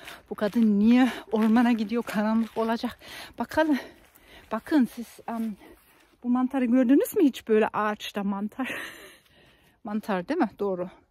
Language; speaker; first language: Turkish; non-native, fluent; German